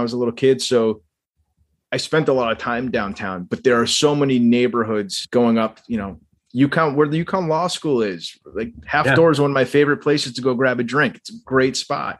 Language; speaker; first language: English; native; English